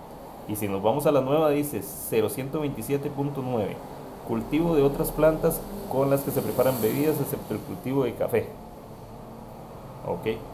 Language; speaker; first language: Spanish; native; Spanish